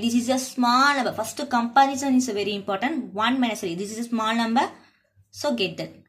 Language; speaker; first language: English; non-native, local second language; Tamil